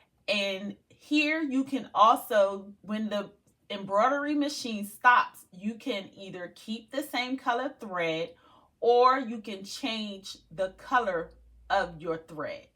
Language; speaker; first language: English; native; English